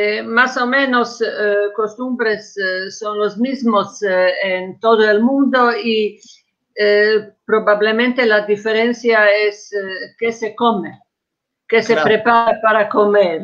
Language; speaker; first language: Spanish; non-native, fluent; Croatian